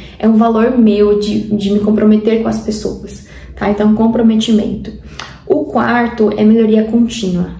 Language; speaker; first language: Portuguese; non-native, fluent; Spanish